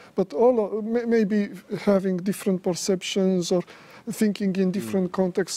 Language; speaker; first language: English; non-native, fluent; Romanian